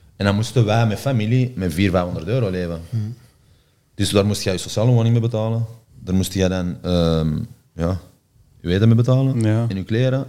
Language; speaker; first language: Dutch; native; Dutch